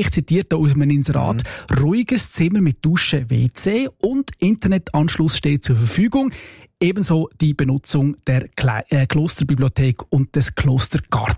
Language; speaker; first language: German; native; German